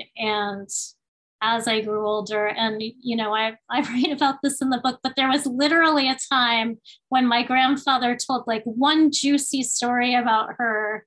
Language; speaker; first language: English; early bilingual, other home language; Spanish